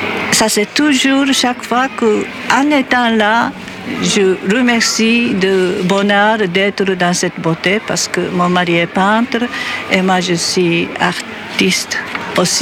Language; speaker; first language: French; non-native, fluent; Japanese